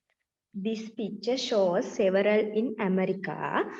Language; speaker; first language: English; non-native, learner; Sinhala